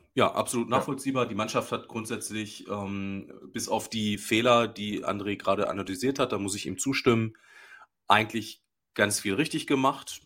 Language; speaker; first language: German; native; German